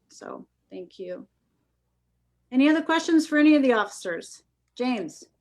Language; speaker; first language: English; native; English